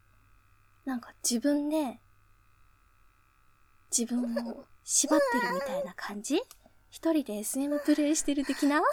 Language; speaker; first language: Japanese; native; Japanese